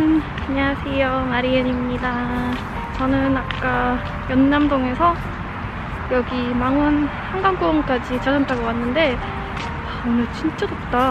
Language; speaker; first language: Korean; non-native, fluent; Estonian